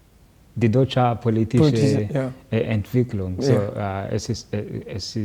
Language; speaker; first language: German; non-native, learner; Kinyarwanda